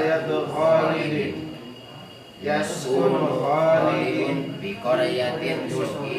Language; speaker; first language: Arabic; non-native, learner; Indonesian